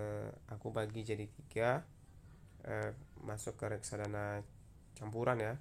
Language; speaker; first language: Indonesian; native; Indonesian